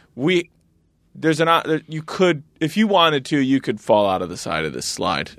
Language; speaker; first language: English; native; English